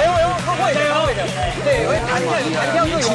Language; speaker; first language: Chinese; native; Chinese